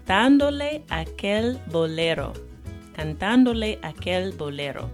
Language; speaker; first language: Spanish; non-native, fluent; English